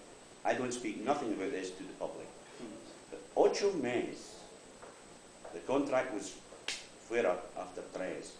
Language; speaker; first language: English; non-native, learner; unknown